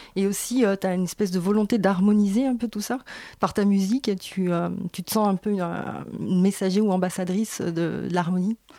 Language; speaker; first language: French; native; French